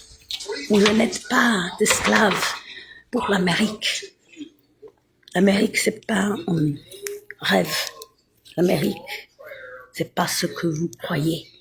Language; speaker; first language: French; non-native, learner; Italian